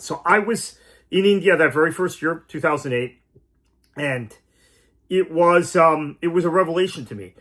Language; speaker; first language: English; native; English